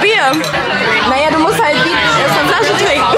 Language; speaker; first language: German; native; German